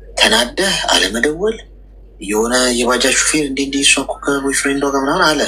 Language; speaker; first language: Amharic; native; Amharic